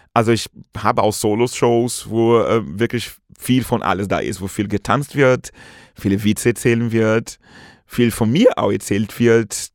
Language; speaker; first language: German; non-native, fluent; Portuguese